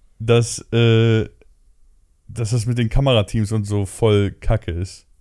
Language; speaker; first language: German; early bilingual, other home language; Polish